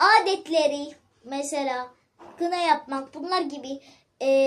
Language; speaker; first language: Turkish; early bilingual, other home language; Arabic